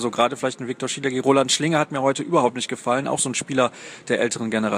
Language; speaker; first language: German; native; German